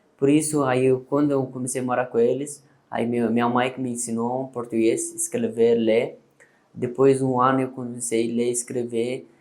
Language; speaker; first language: Portuguese; non-native, learner; Persian